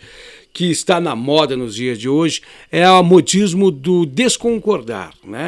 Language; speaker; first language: Portuguese; native; Portuguese